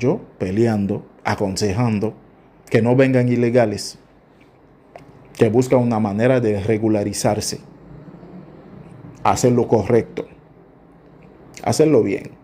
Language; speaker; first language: Spanish; non-native, fluent; Haitian Creole